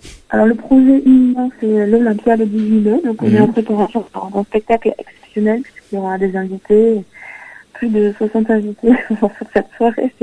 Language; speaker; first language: French; native; French